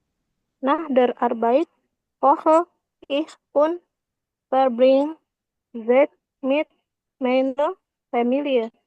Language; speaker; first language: German; non-native, learner; Indonesian